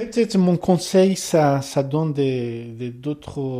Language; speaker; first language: French; non-native, learner; Persian